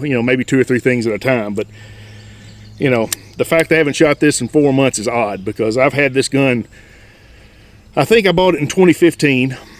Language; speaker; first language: English; native; English